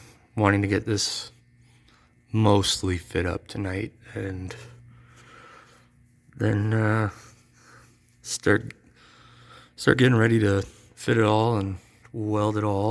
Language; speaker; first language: English; native; English